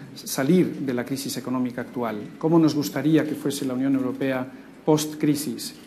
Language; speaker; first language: Spanish; native; Spanish